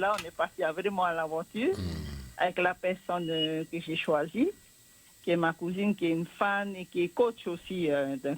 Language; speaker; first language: French; non-native, local second language; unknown